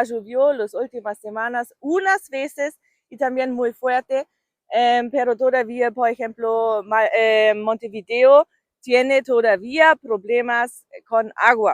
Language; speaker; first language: Spanish; non-native, fluent; German